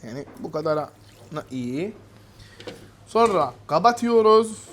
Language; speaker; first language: Turkish; non-native, fluent; Arabic